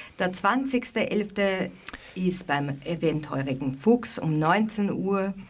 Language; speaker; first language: German; native; German